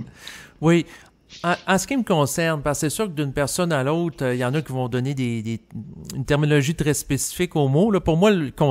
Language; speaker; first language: French; native; French